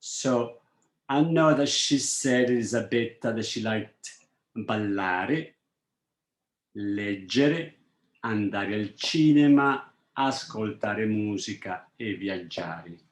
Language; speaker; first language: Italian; non-native, fluent; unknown